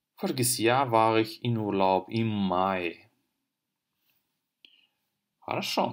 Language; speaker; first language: German; non-native, fluent; Russian